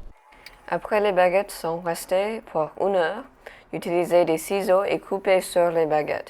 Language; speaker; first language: French; non-native, learner; English